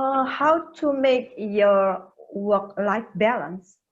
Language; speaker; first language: English; non-native, learner; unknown